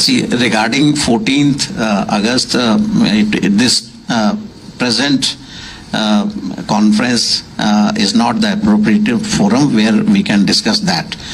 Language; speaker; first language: English; non-native, local second language; Bangla